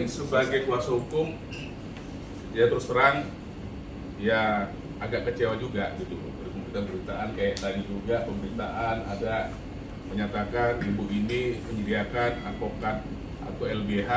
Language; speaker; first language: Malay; non-native, local second language; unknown